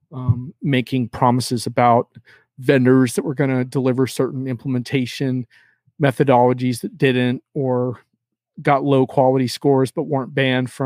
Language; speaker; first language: English; native; English